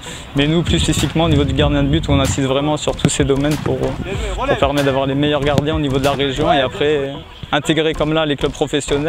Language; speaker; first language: French; native; French